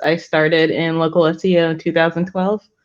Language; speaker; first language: English; native; English